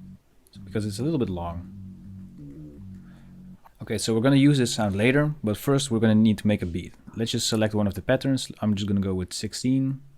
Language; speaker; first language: English; non-native, fluent; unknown